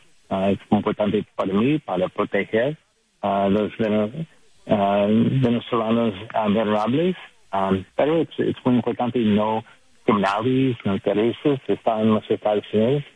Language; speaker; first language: Spanish; non-native, learner; English